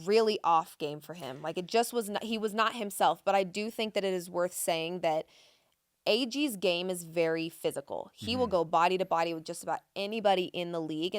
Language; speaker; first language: English; native; English